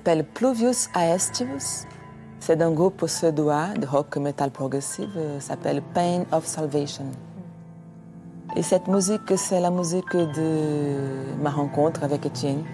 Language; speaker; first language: French; non-native, fluent; Portuguese